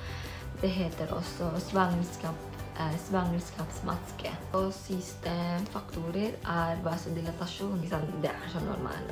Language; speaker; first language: Norwegian; non-native, fluent; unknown